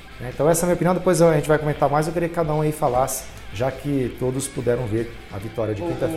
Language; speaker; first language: Portuguese; native; Portuguese